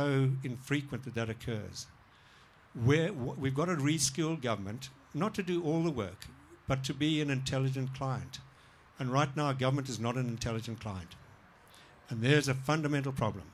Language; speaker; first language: English; native; English